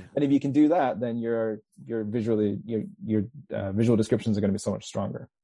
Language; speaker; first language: English; native; English